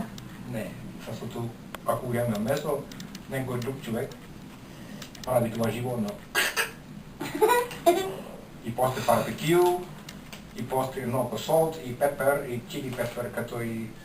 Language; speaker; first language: Bulgarian; non-native, learner; Finnish